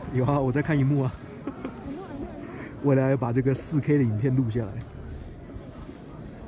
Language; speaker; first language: Chinese; native; Chinese